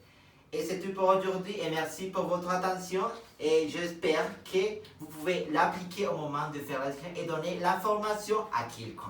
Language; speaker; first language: French; non-native, fluent; Spanish